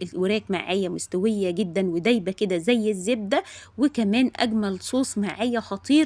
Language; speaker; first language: Arabic; native; Arabic